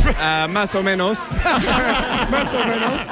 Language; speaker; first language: Spanish; non-native, learner; English